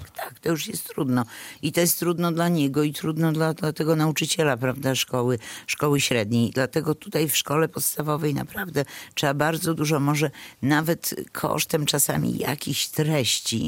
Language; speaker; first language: Polish; native; Polish